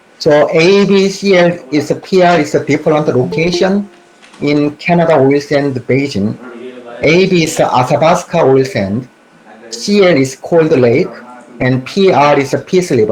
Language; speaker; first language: English; non-native, fluent; Korean